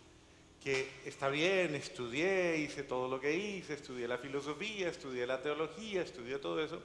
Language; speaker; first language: Spanish; native; Spanish